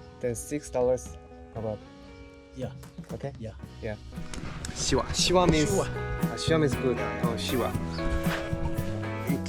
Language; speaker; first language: English; non-native, learner; Korean